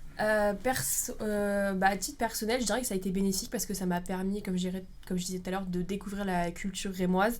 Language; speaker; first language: French; native; French